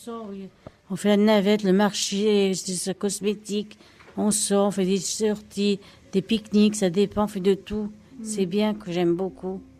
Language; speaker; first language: French; native; French